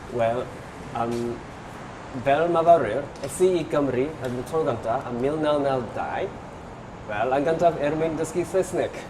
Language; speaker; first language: Welsh; non-native, learner; Japanese